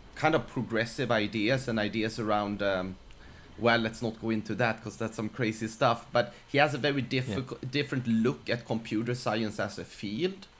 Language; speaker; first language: English; non-native, fluent; Swedish